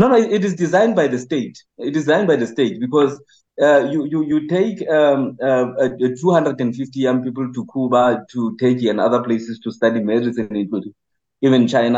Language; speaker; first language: English; non-native, local second language; Southern Sotho